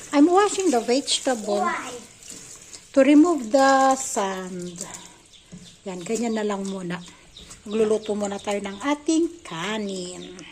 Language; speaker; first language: Filipino; native; Filipino